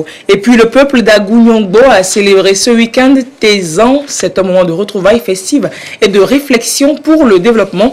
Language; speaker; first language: French; native; French